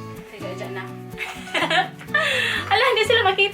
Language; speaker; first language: Filipino; non-native, local second language; Cebuano